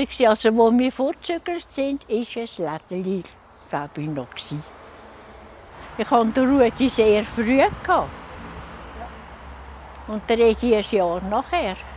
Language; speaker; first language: German; native; German